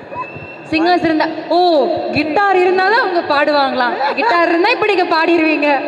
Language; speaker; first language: Tamil; native; Tamil